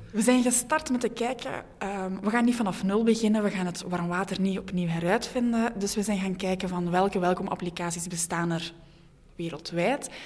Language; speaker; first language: Dutch; native; Dutch